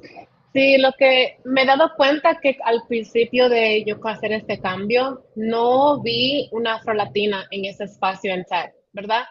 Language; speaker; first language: Spanish; early bilingual, heritage; Spanish